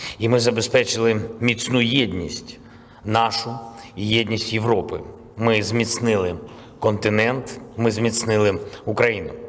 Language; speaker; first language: Ukrainian; non-native, local second language; Russian